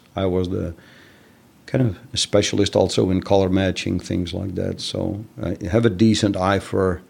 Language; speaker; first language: English; non-native, fluent; Dutch